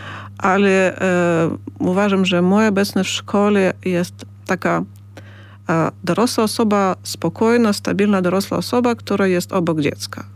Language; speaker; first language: Polish; non-native, fluent; Ukrainian